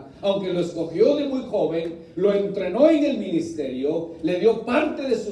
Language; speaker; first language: Spanish; native; Spanish